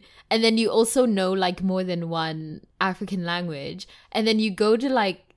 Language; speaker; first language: English; non-native, local second language; Tswana